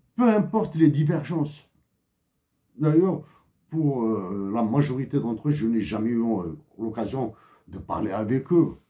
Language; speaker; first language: French; non-native, local second language; Kabyle